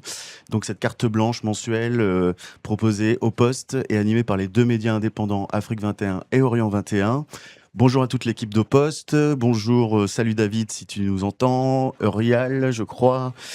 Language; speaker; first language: French; native; French